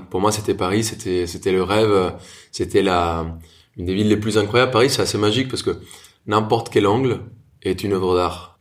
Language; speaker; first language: French; non-native, fluent; Spanish